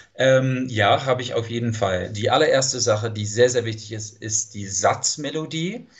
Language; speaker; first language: German; non-native, fluent; English